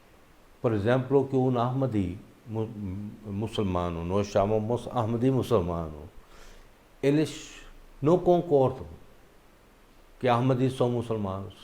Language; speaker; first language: Portuguese; non-native, fluent; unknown